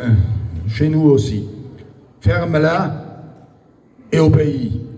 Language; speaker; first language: French; non-native, local second language; Luxembourgish